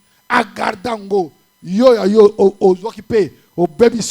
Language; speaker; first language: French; non-native, local second language; Lingala